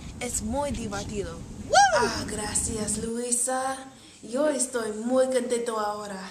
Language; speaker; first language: Spanish; non-native, learner; English